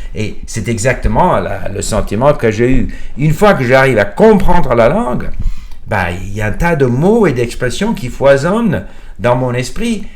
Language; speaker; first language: French; non-native, fluent; English